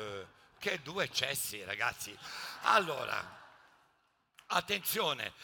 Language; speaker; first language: Italian; native; Italian